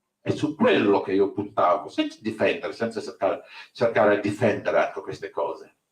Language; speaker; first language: Italian; non-native, fluent; Wolof